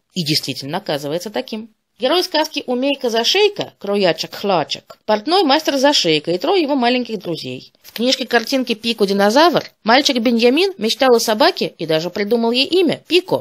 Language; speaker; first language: Russian; native; Russian